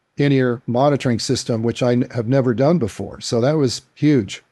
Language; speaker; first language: English; native; English